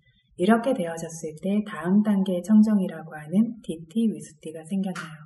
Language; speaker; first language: Korean; native; Korean